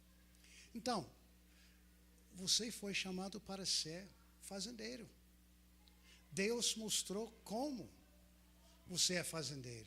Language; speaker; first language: Portuguese; non-native, fluent; English